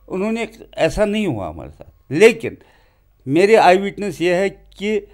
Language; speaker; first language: Hindi; non-native, local second language; Kashmiri